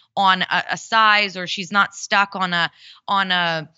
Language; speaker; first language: English; early bilingual, other home language; Russian